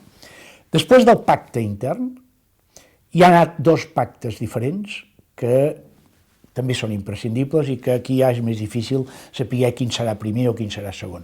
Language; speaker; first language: Catalan; native; Catalan